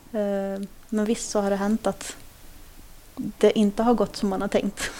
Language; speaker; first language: Swedish; early bilingual, other home language; Kurdish